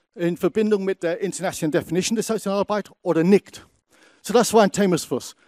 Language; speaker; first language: German; non-native, fluent; English